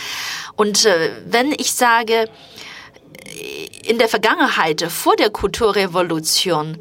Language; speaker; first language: German; non-native, fluent; Chinese